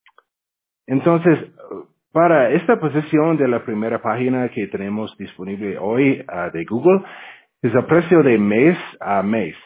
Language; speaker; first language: Spanish; non-native, learner; English